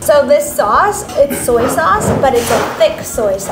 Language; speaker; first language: English; early bilingual, other home language; Chinese